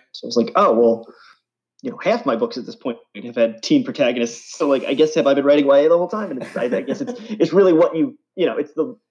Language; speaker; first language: English; native; English